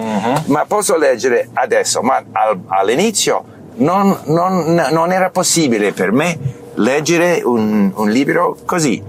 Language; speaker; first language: Italian; non-native, learner; English